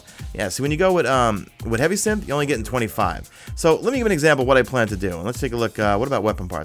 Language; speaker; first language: English; native; English